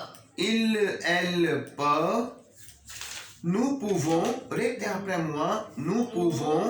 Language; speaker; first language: French; non-native, learner; Hindi